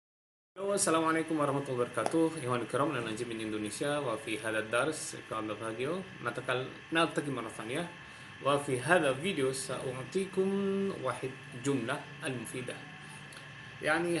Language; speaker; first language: Arabic; non-native, learner; Javanese